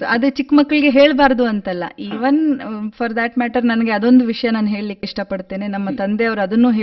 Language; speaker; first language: Kannada; native; Kannada